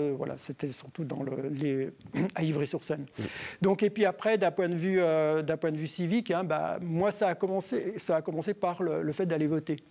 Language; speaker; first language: French; native; French